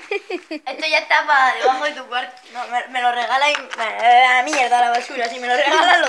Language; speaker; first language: Spanish; native; Spanish